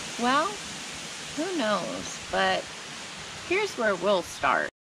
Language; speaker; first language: English; native; English